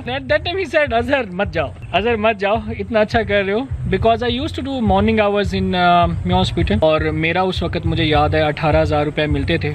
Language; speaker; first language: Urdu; non-native, local second language; Punjabi